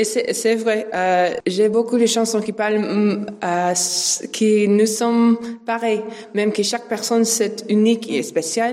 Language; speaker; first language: French; non-native, learner; English